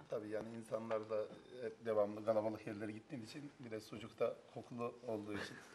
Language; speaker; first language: Turkish; native; Turkish